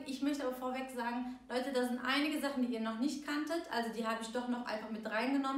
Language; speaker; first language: German; early bilingual, other home language; Turkish